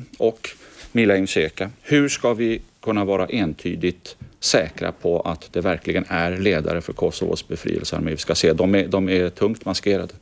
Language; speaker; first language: Swedish; native; Swedish